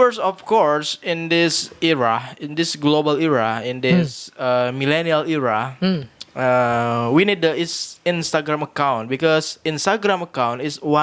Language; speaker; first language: English; non-native, learner; Indonesian